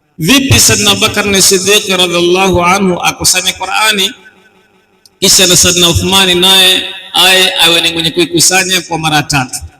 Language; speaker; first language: Swahili; native; Swahili